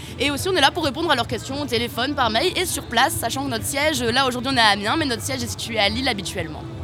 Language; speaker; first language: French; native; French